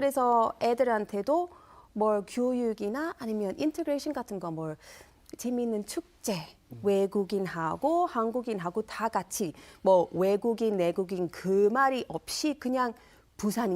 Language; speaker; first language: Korean; non-native, fluent; English